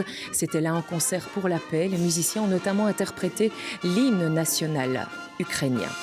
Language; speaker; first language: French; native; French